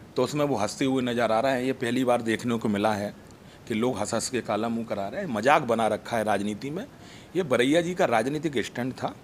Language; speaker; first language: Hindi; native; Hindi